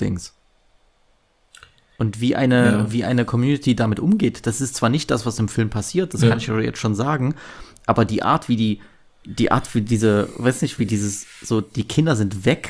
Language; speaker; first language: German; native; German